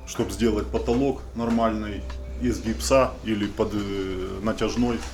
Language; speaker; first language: Russian; native; Russian